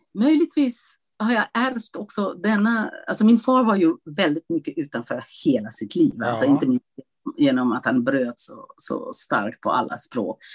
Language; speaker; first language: Swedish; non-native, fluent; Italian